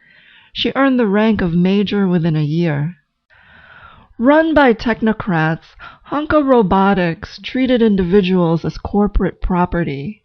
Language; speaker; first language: English; native; English